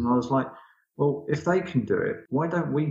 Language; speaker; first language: English; native; English